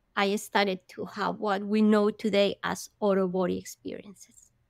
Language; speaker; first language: English; non-native, fluent; Spanish